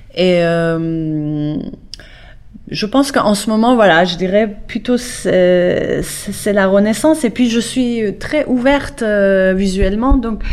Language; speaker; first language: French; non-native, fluent; Persian